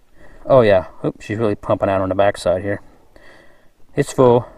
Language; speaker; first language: English; native; English